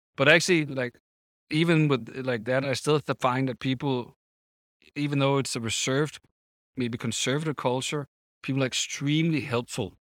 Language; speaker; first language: English; non-native, fluent; Danish